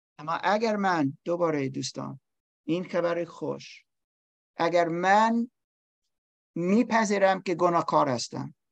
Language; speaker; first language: Persian; non-native, learner; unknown